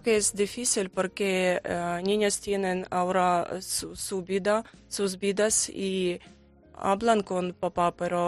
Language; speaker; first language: Spanish; non-native, learner; Ukrainian